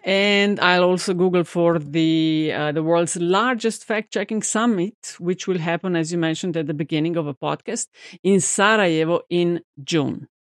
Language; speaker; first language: English; non-native, fluent; Slovenian